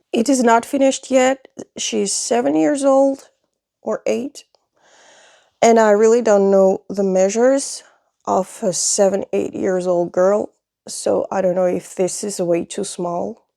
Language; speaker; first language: English; non-native, fluent; French